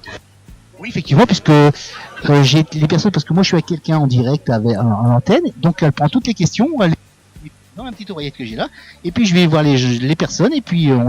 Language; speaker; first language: French; native; French